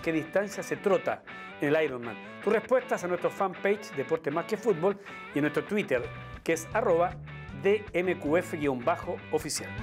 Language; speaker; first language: Spanish; native; Spanish